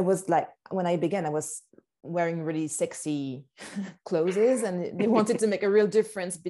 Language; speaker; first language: English; non-native, fluent; French